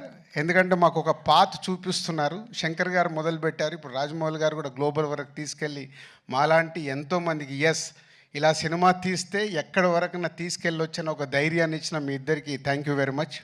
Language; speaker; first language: Telugu; native; Telugu